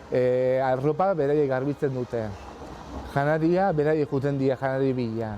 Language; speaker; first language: Basque; native; Basque